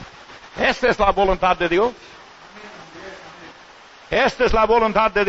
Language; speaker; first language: Spanish; non-native, learner; English